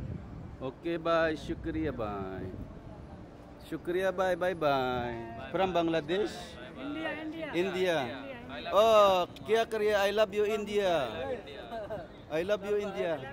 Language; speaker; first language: English; non-native, learner; Filipino